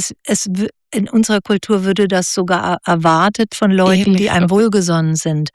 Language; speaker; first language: German; native; German